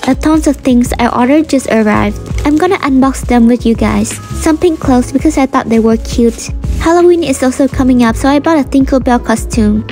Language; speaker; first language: English; non-native, fluent; Vietnamese